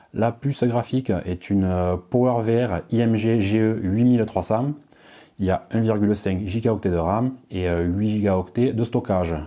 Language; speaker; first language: French; native; French